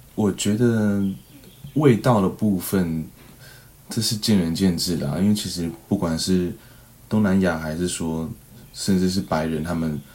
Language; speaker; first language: Chinese; native; Chinese